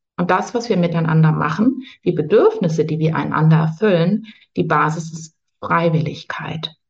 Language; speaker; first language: German; native; German